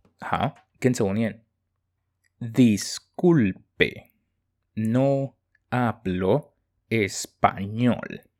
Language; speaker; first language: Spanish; non-native, fluent; Chinese